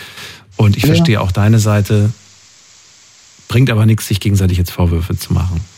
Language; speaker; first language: German; native; German